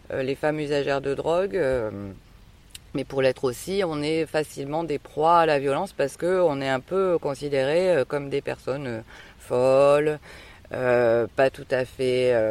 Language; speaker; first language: French; native; French